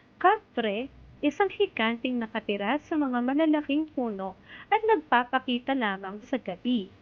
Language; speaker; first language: Filipino; native; Filipino